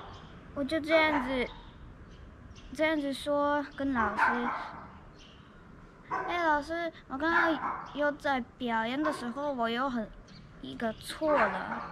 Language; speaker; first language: Chinese; early bilingual, other home language; Russian